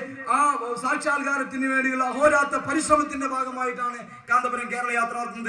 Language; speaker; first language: Malayalam; native; Malayalam